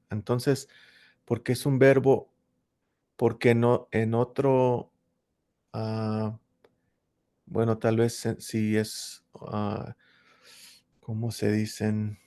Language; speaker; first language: Spanish; early bilingual, heritage; English